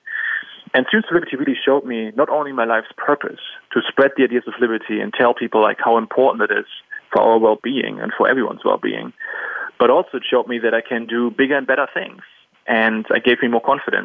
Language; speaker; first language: English; non-native, fluent; German